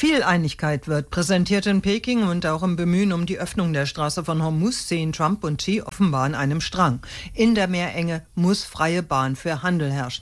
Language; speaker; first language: German; native; German